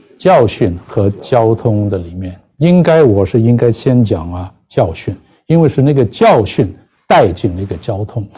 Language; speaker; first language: Chinese; non-native, local second language; Cantonese